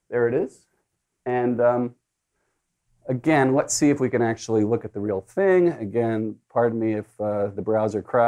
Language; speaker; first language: English; native; English